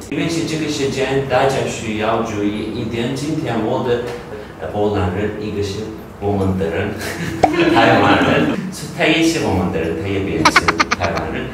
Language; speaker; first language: Chinese; non-native, learner; Turkish